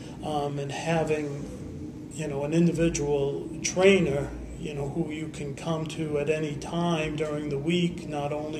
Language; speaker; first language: English; native; English